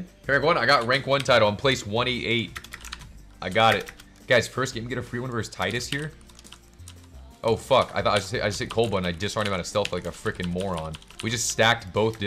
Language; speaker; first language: English; native; English